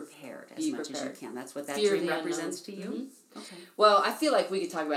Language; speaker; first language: English; native; English